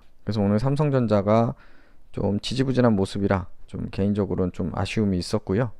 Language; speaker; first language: Korean; native; Korean